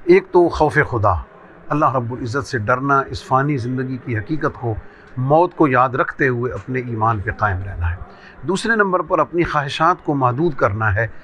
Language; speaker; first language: Urdu; non-native, local second language; Punjabi